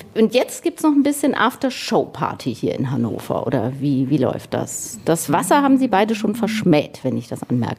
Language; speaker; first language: German; native; German